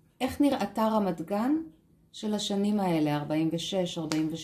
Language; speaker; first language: Hebrew; native; Hebrew